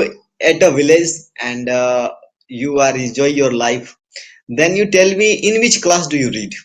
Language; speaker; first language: English; non-native, fluent; Hindi